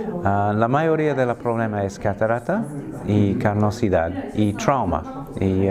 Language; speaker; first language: Spanish; non-native, fluent; English